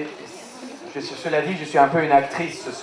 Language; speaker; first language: French; native; French